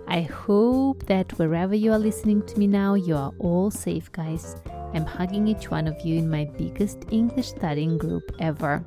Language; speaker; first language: English; non-native, fluent; Russian